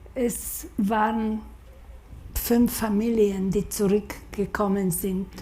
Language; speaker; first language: German; non-native, fluent; Slovak